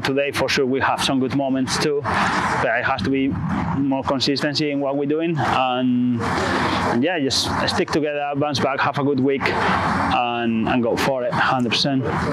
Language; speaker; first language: English; non-native, fluent; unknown